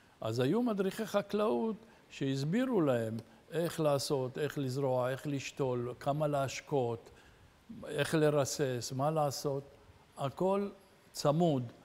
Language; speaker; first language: Hebrew; early bilingual, other home language; Arabic